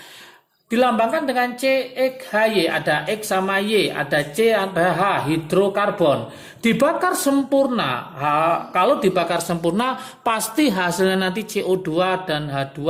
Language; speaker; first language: Indonesian; native; Indonesian